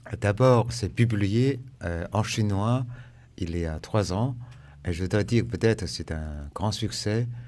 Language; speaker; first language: French; non-native, fluent; Chinese